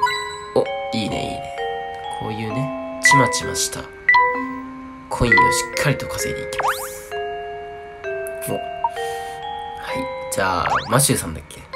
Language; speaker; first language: Japanese; native; Japanese